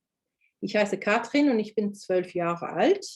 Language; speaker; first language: German; non-native, fluent; English